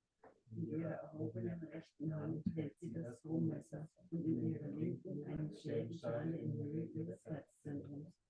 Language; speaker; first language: German; native; German